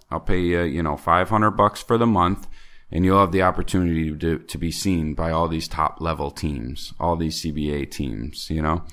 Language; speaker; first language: English; native; English